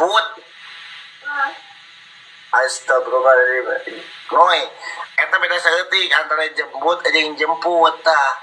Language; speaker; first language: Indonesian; non-native, local second language; Sundanese